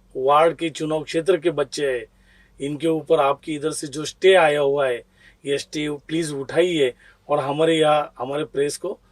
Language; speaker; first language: Hindi; non-native, local second language; Marathi